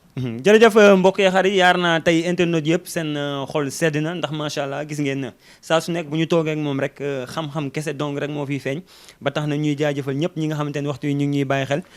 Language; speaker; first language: Wolof; native; Wolof